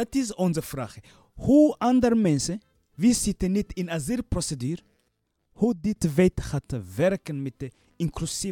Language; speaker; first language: Dutch; non-native, learner; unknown